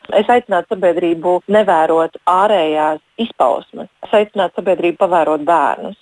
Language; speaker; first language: Latvian; native; Latvian